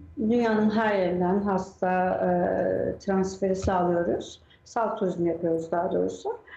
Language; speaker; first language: Turkish; native; Turkish